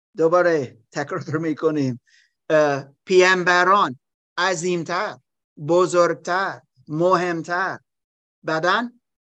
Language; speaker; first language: Persian; non-native, learner; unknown